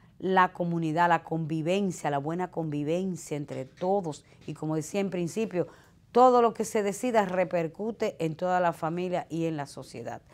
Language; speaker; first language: Spanish; native; Spanish